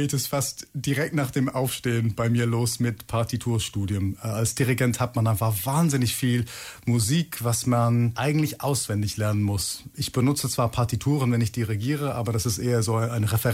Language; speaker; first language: German; non-native, fluent; English